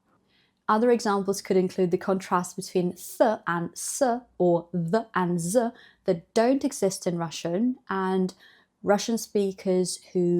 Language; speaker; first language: English; non-native, fluent; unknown